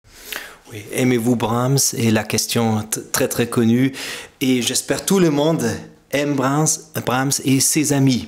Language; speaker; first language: French; non-native, fluent; German